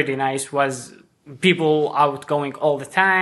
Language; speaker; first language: English; non-native, fluent; Arabic